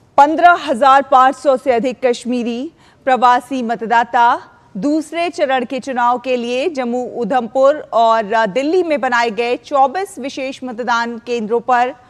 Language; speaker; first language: Hindi; native; Hindi